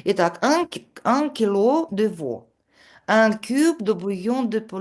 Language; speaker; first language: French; non-native, fluent; Russian